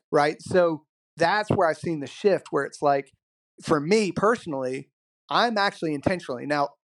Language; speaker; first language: English; native; English